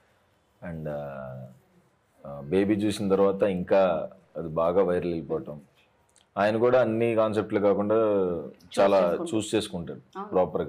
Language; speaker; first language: Telugu; native; Telugu